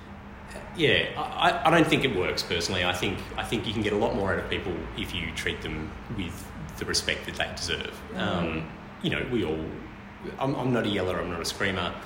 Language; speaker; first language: English; native; English